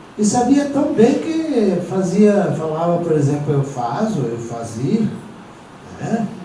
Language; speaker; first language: Portuguese; non-native, local second language; Venetian